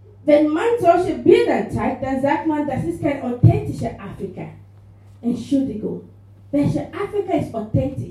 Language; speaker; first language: German; non-native, fluent; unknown